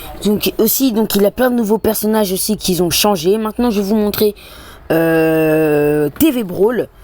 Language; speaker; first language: French; native; French